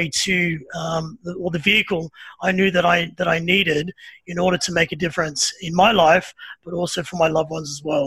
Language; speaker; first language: English; native; English